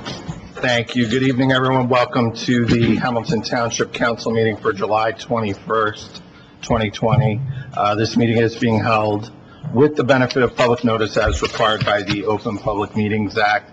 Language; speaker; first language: English; native; English